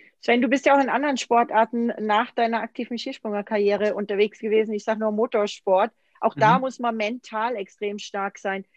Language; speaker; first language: German; native; German